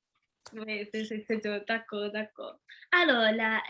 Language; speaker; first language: French; non-native, learner; English